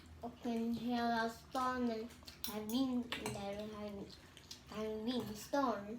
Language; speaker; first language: Swedish; early bilingual, other home language; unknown